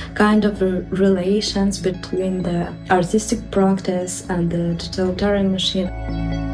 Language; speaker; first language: English; non-native, fluent; Ukrainian